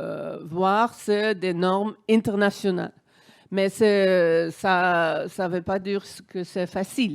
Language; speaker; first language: French; non-native, fluent; Dutch